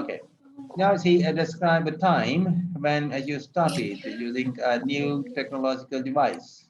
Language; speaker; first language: English; non-native, local second language; Urdu